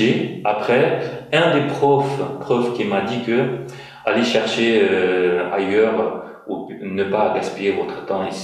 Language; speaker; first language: French; non-native, fluent; Uyghur